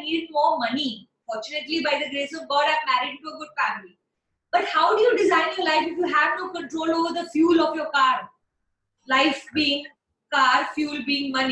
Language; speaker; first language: English; non-native, local second language; Hindi